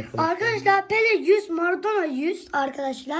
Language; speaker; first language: Turkish; native; Turkish